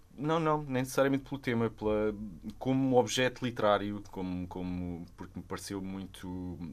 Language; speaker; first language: Portuguese; native; Portuguese